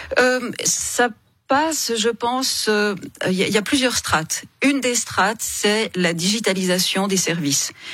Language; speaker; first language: French; native; French